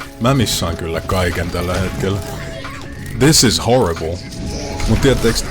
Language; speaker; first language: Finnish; non-native, fluent; English